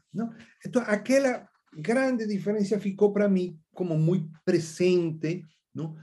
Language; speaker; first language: Portuguese; non-native, fluent; Spanish